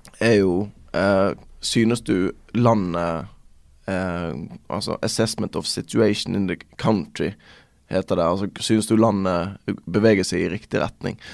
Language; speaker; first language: Norwegian; native; Norwegian